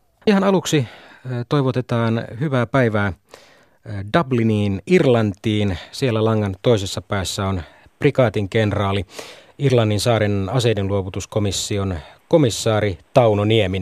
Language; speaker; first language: Finnish; native; Finnish